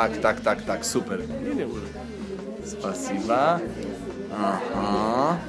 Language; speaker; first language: Russian; non-native, fluent; Polish